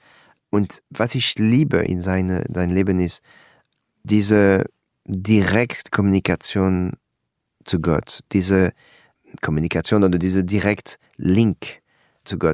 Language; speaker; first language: German; non-native, learner; French